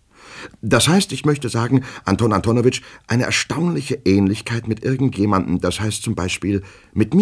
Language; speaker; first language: German; native; German